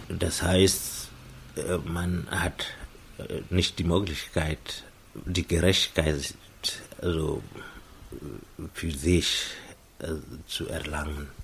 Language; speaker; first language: German; non-native, fluent; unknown